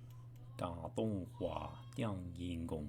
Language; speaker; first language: Chinese; non-native, learner; English